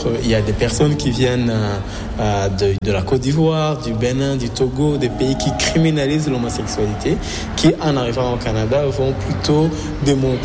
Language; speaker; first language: French; non-native, local second language; Kinyarwanda